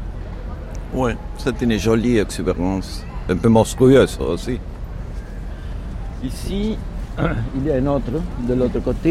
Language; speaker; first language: French; non-native, fluent; Spanish